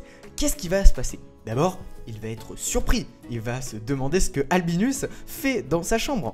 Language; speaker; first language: French; native; French